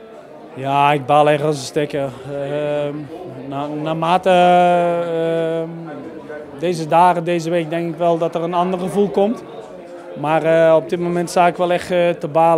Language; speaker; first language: Dutch; native; Dutch